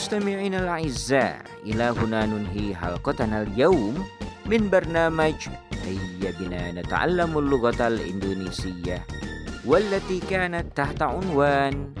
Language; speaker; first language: Arabic; non-native, fluent; Indonesian